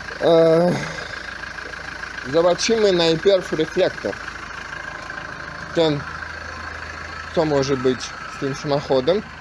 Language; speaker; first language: Polish; non-native, learner; Ukrainian